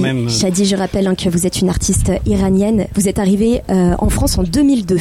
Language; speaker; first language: French; native; French